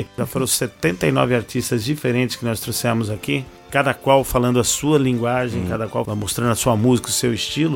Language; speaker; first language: Portuguese; native; Portuguese